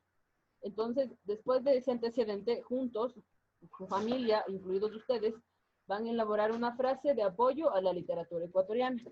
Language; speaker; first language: Spanish; native; Spanish